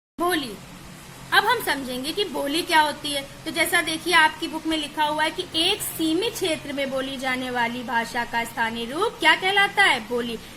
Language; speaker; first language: Hindi; native; Hindi